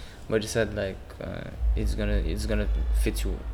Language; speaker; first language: English; non-native, fluent; French